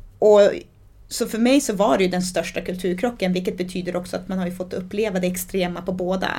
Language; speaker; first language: Swedish; early bilingual, other home language; Portuguese